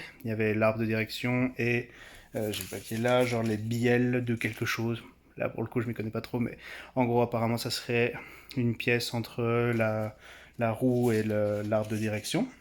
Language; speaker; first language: French; native; French